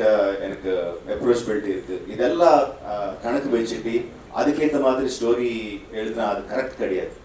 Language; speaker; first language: Tamil; non-native, fluent; Telugu